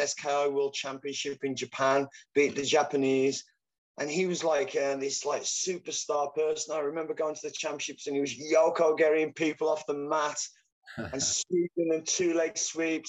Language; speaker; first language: English; native; English